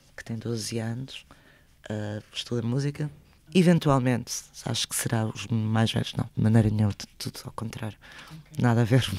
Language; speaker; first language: Portuguese; early bilingual, other home language; Spanish